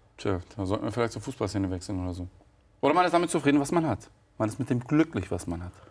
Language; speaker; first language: German; early bilingual, other home language; Turkish